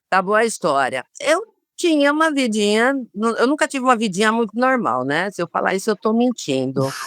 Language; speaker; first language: Portuguese; native; Portuguese